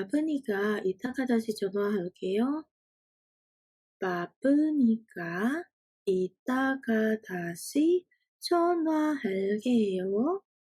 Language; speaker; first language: Korean; non-native, fluent; Indonesian